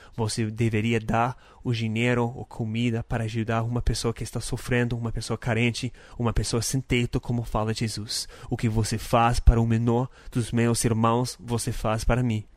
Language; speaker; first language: Portuguese; non-native, learner; English